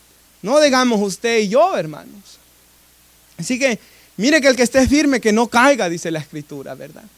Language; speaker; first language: Spanish; native; Spanish